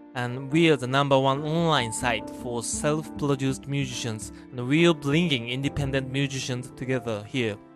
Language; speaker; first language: English; non-native, fluent; Japanese